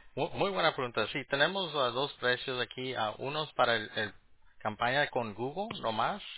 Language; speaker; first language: Spanish; early bilingual, heritage; Spanish